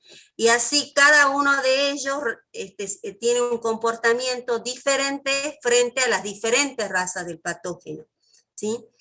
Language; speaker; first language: Spanish; native; Spanish